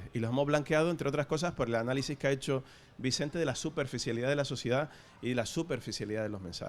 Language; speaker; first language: Spanish; native; Spanish